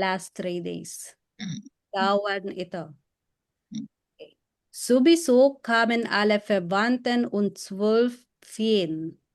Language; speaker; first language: German; non-native, fluent; Filipino